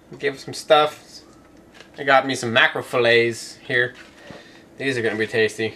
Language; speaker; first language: English; native; English